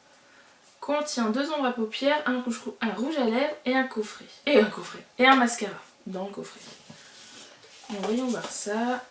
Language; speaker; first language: French; native; French